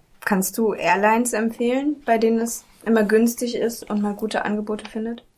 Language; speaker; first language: German; native; German